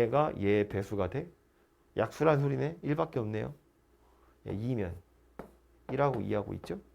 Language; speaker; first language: Korean; native; Korean